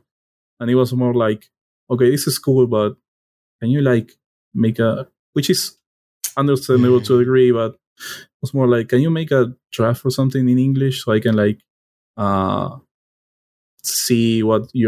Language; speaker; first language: English; non-native, fluent; Spanish